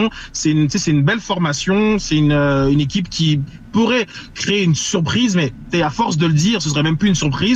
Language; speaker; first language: French; native; French